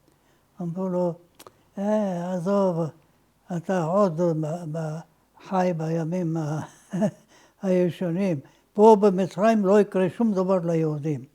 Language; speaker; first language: Hebrew; non-native, fluent; Ladino